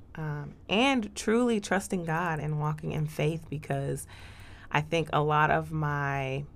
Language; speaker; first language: English; native; English